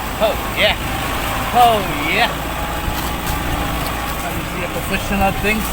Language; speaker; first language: English; non-native, local second language; Malay